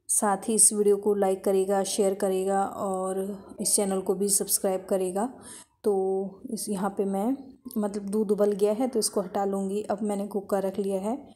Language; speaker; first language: Hindi; native; Hindi